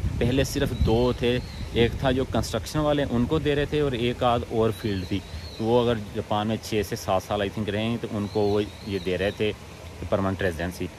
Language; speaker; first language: Urdu; non-native, local second language; Punjabi